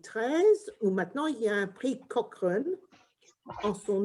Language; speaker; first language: French; early bilingual, heritage; English